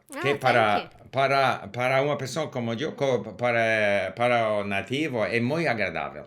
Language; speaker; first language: Portuguese; non-native, learner; English